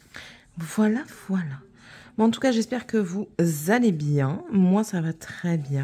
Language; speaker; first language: French; native; French